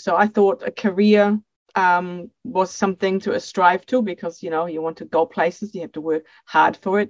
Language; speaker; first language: English; non-native, fluent; German